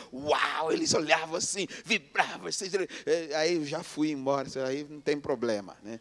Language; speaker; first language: Portuguese; non-native, fluent; English